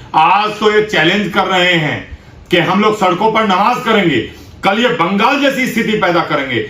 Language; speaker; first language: Hindi; native; Hindi